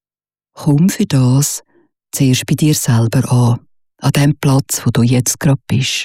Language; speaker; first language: German; native; German